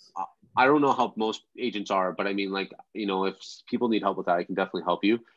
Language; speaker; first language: English; native; English